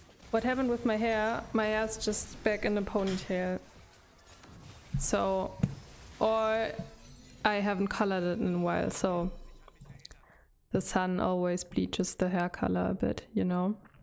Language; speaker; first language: English; non-native, fluent; German